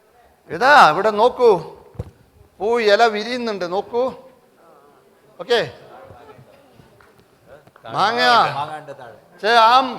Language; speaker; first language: Malayalam; non-native, local second language; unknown